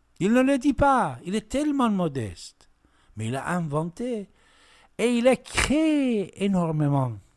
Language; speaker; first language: French; non-native, fluent; Persian